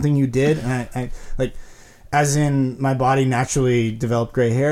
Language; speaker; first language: English; native; English